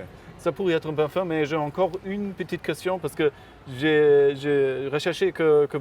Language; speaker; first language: French; non-native, learner; German